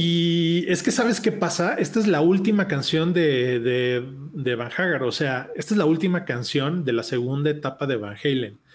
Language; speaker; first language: Spanish; native; Spanish